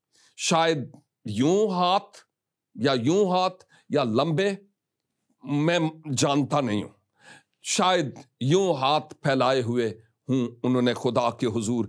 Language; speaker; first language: Urdu; native; Urdu